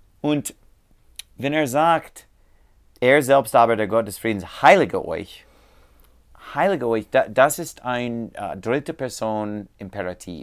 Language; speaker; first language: German; non-native, learner; English